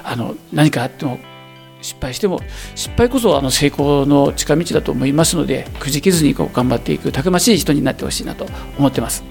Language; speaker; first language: Japanese; native; Japanese